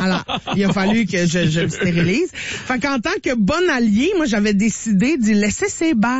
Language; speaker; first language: French; native; French